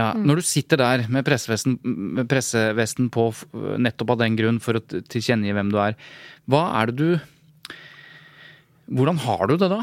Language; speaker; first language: Norwegian; native; Norwegian